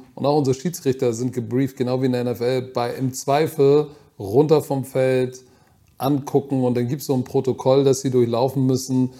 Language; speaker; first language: German; native; German